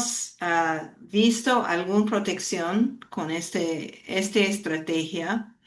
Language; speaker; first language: Spanish; non-native, fluent; English